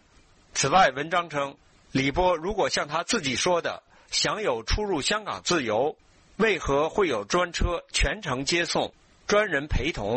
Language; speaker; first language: Chinese; native; Chinese